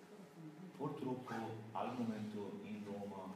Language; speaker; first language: Italian; non-native, learner; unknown